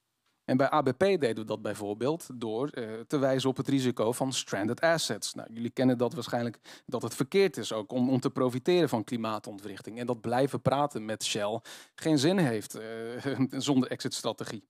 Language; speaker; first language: Dutch; native; Dutch